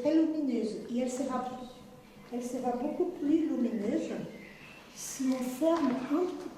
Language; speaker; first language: French; non-native, fluent; Portuguese